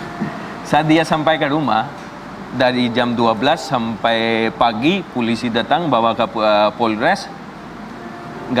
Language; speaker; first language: Indonesian; non-native, fluent; Hindi